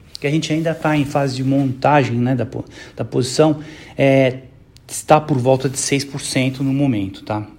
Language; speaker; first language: Portuguese; native; Portuguese